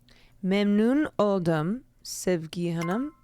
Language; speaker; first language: Turkish; non-native, learner; English